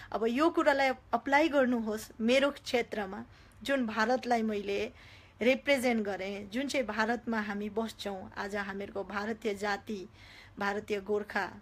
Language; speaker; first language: Nepali; native; Nepali